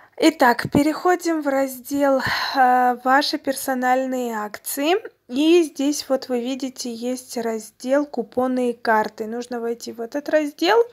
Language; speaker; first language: Russian; non-native, local second language; Armenian